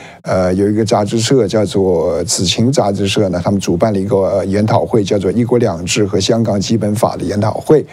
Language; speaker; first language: Chinese; native; Chinese